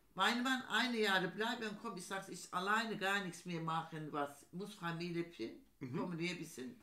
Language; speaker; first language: German; non-native, learner; Turkish